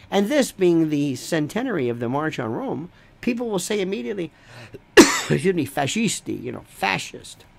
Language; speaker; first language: English; native; English